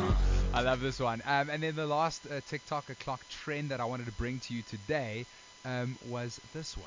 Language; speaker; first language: English; native; English